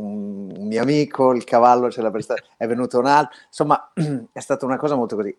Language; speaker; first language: Italian; native; Italian